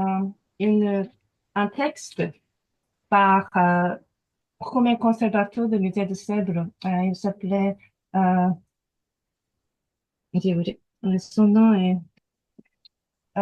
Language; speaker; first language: French; non-native, fluent; Japanese